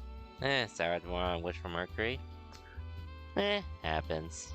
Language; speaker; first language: English; native; English